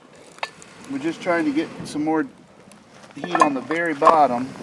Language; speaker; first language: English; native; English